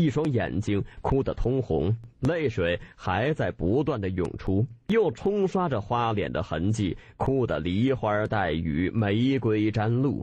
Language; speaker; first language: Chinese; native; Chinese